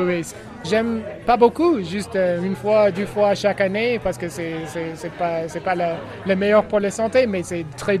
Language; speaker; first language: French; non-native, learner; English